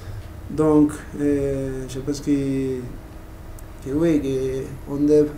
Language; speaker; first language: French; non-native, learner; Spanish